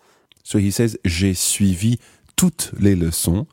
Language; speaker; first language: French; non-native, fluent; English